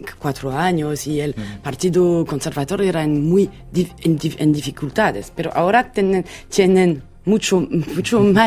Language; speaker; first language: Spanish; non-native, fluent; French